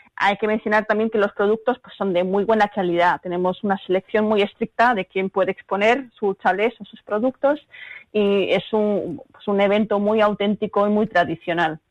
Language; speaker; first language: Spanish; early bilingual, other home language; German